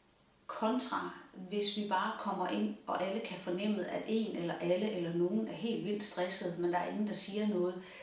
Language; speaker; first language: Danish; native; Danish